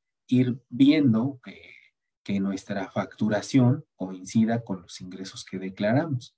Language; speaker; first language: Spanish; native; Spanish